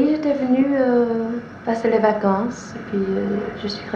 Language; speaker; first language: French; non-native, fluent; English